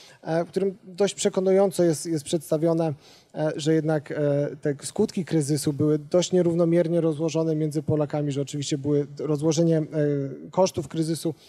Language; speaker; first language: Polish; native; Polish